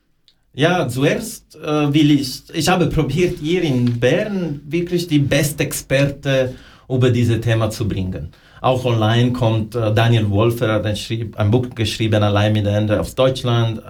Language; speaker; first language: German; non-native, fluent; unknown